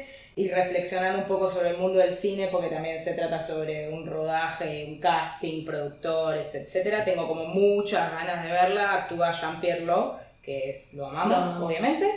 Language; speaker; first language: Spanish; native; Spanish